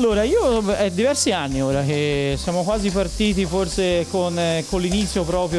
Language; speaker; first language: Italian; native; Italian